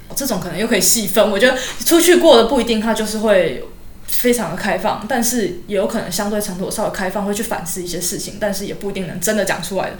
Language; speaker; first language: Chinese; native; Chinese